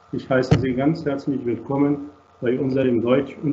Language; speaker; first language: German; non-native, fluent; Arabic